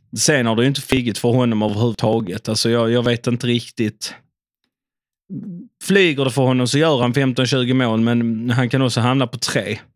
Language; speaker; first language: Swedish; native; Swedish